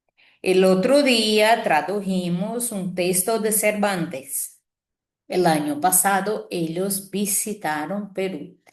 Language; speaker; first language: Spanish; non-native, fluent; Portuguese